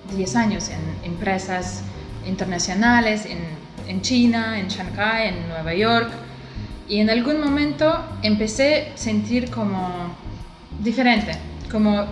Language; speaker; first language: Spanish; non-native, learner; Russian